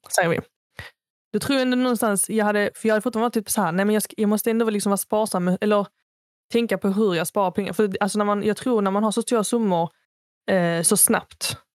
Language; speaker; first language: Swedish; native; Swedish